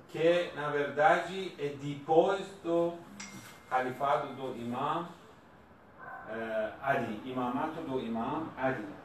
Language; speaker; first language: Portuguese; non-native, learner; Persian